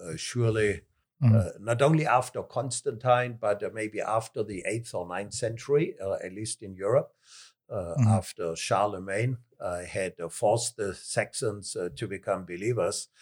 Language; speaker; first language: English; non-native, fluent; German